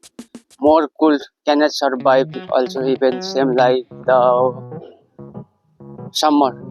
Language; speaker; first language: English; non-native, learner; Nepali